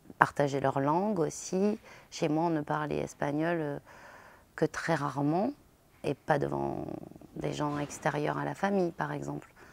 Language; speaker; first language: French; native; French